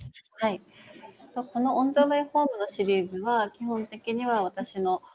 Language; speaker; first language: Japanese; native; Japanese